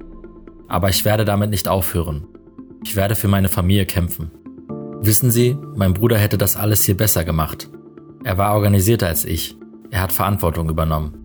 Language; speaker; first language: German; native; German